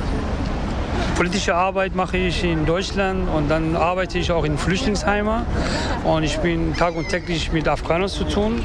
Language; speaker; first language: German; non-native, learner; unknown